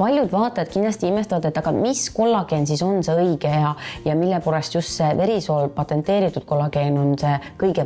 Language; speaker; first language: Estonian; native; Estonian